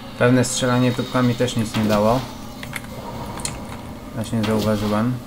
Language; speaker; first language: Polish; native; Polish